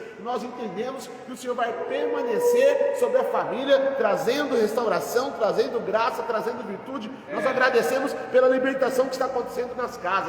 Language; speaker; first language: Portuguese; native; Portuguese